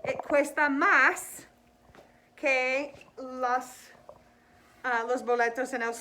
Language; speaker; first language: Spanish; non-native, fluent; English